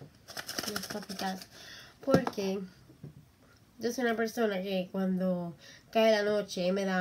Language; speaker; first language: Spanish; early bilingual, heritage; Spanish